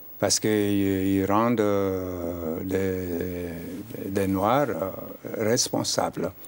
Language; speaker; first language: French; non-native, local second language; Mandingo